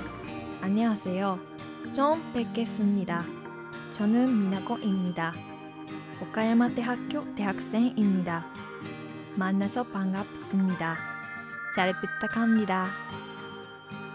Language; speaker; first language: Korean; non-native, learner; Japanese